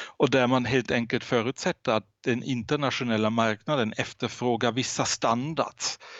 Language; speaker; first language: Swedish; non-native, fluent; German